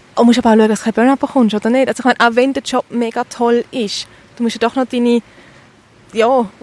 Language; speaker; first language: German; native; German